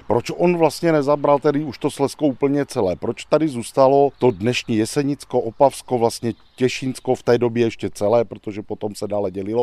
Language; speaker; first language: Czech; native; Czech